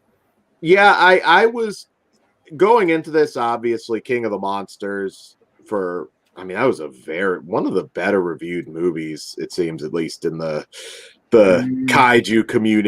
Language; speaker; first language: English; native; English